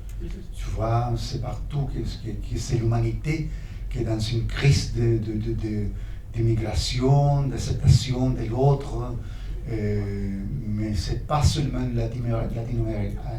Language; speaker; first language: French; non-native, fluent; Spanish